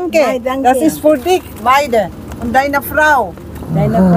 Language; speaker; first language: German; non-native, learner; Filipino